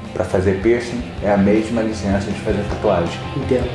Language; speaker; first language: Portuguese; early bilingual, other home language; English